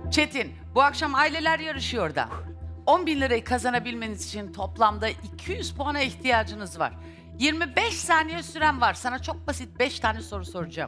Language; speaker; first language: Turkish; native; Turkish